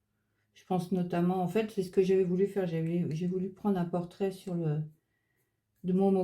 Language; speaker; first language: French; native; French